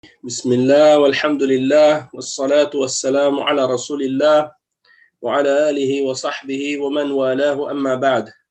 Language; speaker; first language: Arabic; non-native, fluent; French